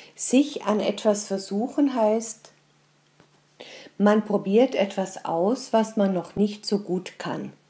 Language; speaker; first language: German; native; German